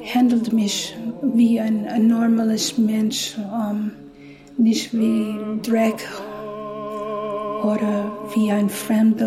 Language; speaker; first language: German; non-native, fluent; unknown